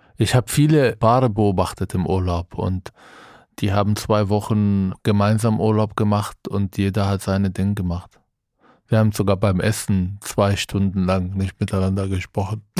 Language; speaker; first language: German; non-native, fluent; Arabic